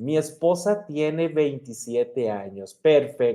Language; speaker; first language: Spanish; non-native, fluent; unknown